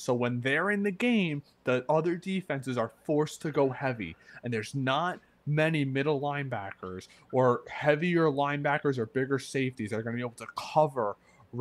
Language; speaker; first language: English; native; English